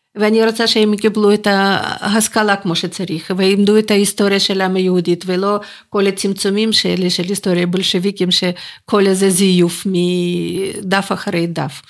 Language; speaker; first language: Hebrew; non-native, fluent; Russian